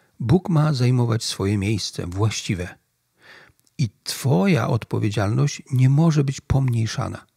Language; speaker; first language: Polish; native; Polish